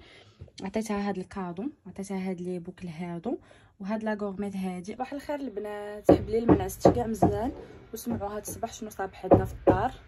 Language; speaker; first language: Arabic; native; Arabic